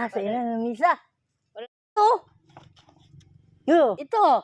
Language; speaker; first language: Filipino; non-native, local second language; Cebuano